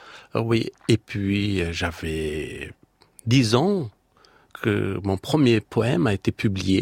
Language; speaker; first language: French; non-native, fluent; Persian